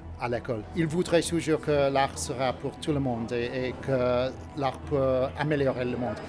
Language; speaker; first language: French; non-native, learner; English